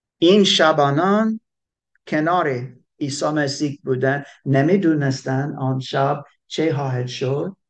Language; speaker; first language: Persian; non-native, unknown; English